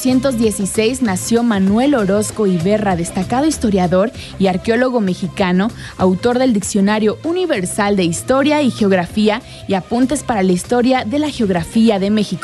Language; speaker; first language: Spanish; native; Spanish